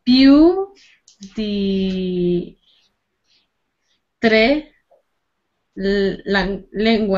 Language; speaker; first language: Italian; non-native, learner; Spanish